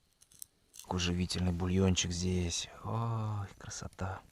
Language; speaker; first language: Russian; native; Russian